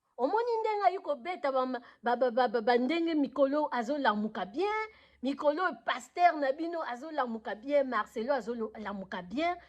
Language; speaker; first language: Lingala; non-native, local second language; Kongo